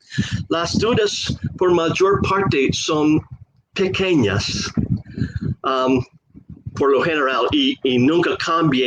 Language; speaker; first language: Spanish; non-native, fluent; English